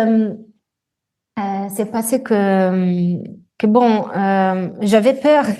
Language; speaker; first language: French; non-native, fluent; Italian